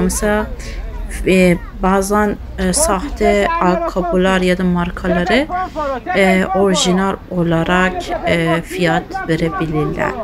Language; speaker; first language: Turkish; early bilingual, heritage; Turkish